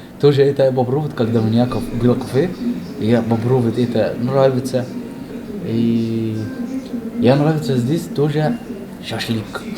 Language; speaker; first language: Russian; non-native, learner; Arabic